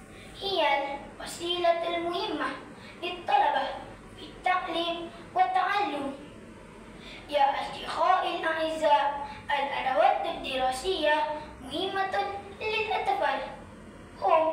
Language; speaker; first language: Arabic; non-native, learner; Malay